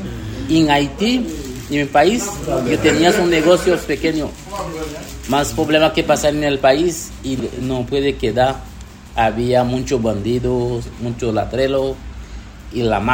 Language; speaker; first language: Spanish; non-native, learner; Haitian Creole